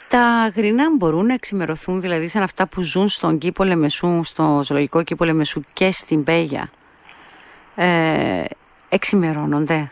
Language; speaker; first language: Greek; native; Greek